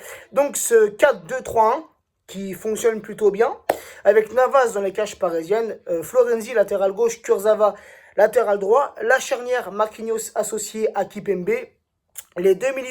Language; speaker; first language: French; native; French